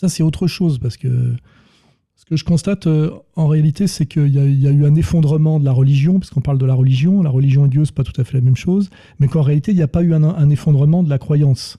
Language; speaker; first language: French; native; French